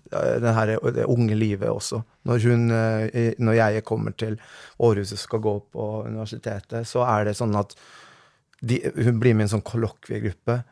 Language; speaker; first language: Norwegian; native; Norwegian